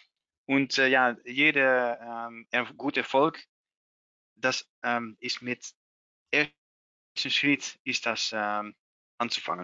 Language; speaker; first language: German; non-native, learner; Dutch